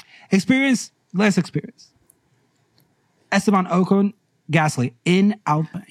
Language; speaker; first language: English; native; English